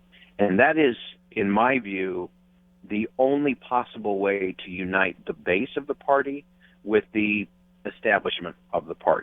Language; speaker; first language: English; native; English